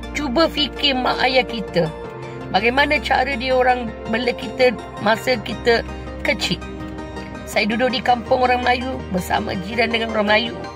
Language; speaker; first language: Malay; non-native, local second language; Tamil